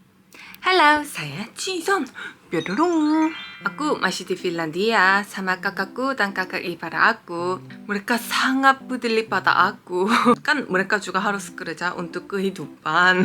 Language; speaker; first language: Indonesian; non-native, fluent; Korean